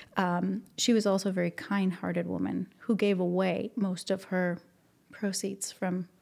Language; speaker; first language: English; non-native, fluent; Spanish